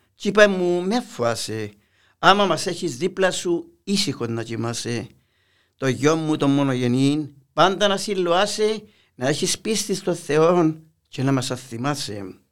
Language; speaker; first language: Greek; native; Greek